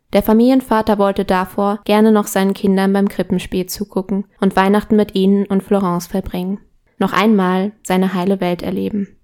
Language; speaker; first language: German; non-native, fluent; Spanish